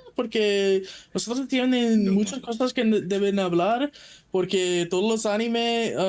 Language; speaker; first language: Spanish; non-native, learner; English